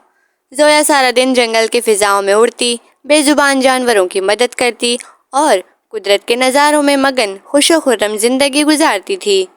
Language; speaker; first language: Urdu; native; Urdu